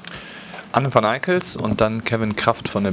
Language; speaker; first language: German; native; German